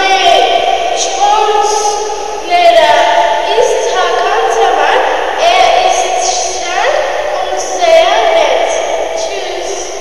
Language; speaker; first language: German; non-native, learner; Turkish